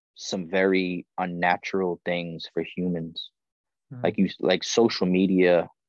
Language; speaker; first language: English; native; English